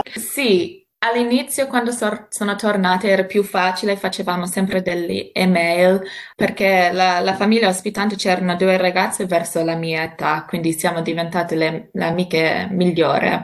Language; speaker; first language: Italian; non-native, fluent; English